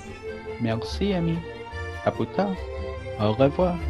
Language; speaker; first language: French; non-native, learner; Malay